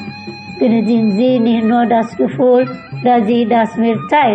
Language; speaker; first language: German; non-native, fluent; Indonesian